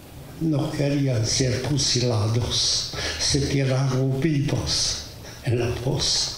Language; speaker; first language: Spanish; non-native, fluent; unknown